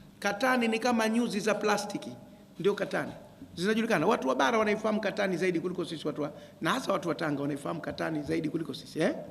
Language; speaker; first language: Swahili; native; Swahili